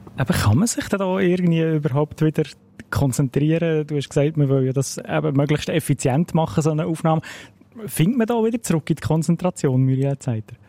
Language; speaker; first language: German; native; German